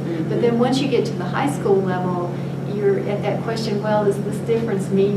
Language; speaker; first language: English; native; English